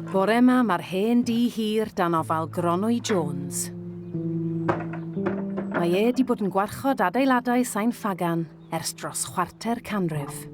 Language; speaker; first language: Welsh; native; Welsh